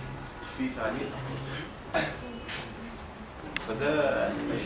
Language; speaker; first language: Arabic; native; Arabic